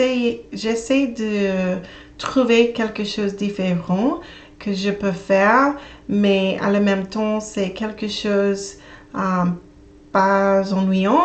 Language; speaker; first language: French; non-native, learner; English